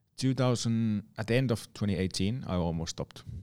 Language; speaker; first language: English; non-native, fluent; Finnish